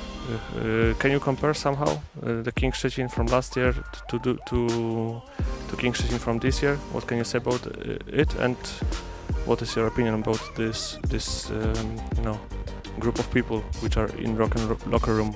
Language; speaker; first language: English; non-native, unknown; Polish